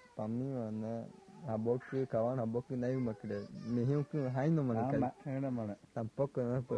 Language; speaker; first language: Spanish; non-native, local second language; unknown